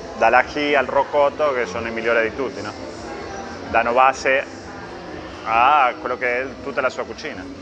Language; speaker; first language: Italian; non-native, fluent; Spanish